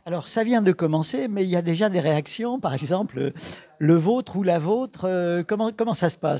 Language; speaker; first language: French; native; French